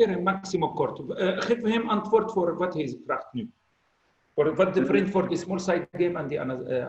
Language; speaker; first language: Dutch; non-native, learner; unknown